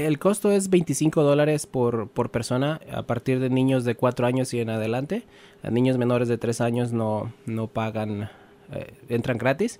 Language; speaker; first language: Spanish; native; Spanish